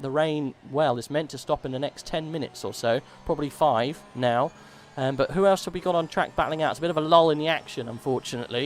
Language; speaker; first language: English; native; English